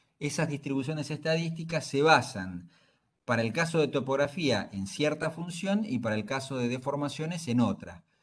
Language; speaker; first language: Spanish; native; Spanish